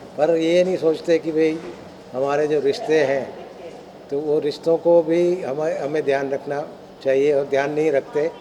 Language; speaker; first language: Hindi; non-native, local second language; Sindhi